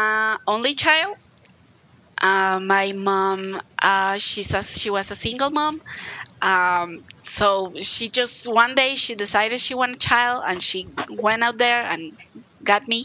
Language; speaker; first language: English; non-native, fluent; Spanish